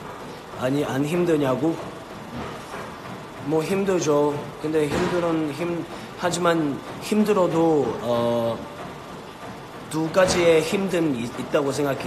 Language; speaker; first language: Korean; non-native, fluent; Cantonese